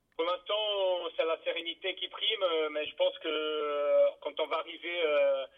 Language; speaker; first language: French; non-native, fluent; Portuguese